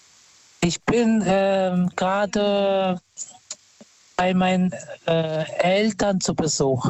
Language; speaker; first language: German; non-native, fluent; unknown